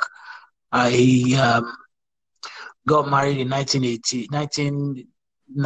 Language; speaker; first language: English; non-native, local second language; Yoruba